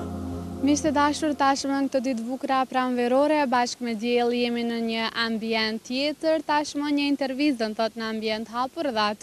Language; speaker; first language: Albanian; native; Albanian